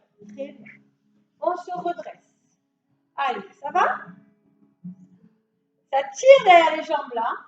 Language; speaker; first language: French; native; French